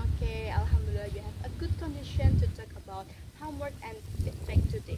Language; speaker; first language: English; non-native, learner; Indonesian